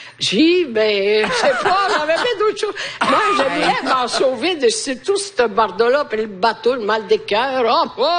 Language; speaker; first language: French; non-native, fluent; Italian